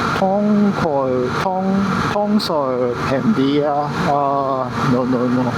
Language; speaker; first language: Chinese; non-native, learner; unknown